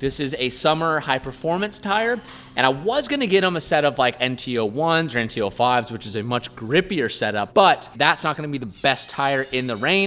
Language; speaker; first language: English; native; English